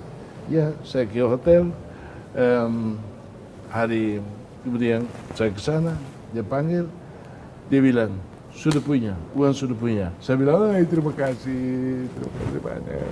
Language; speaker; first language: Indonesian; non-native, fluent; Tetum